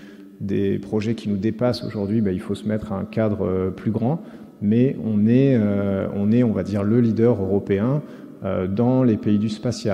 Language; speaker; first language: French; native; French